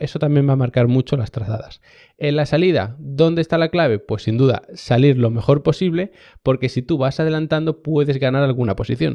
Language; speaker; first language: Spanish; native; Spanish